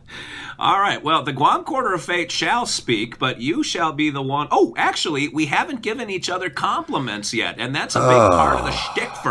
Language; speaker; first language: English; native; English